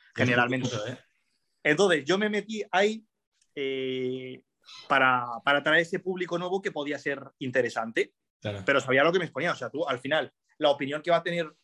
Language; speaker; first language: Spanish; early bilingual, other home language; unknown